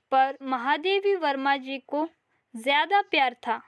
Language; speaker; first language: Hindi; non-native, local second language; Kannada